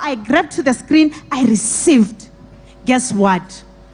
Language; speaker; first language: English; non-native, local second language; Northern Sotho